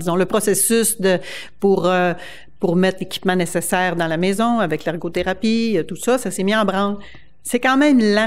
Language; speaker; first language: French; native; French